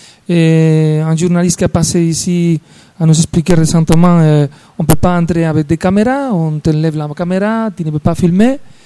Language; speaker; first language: French; non-native, learner; Spanish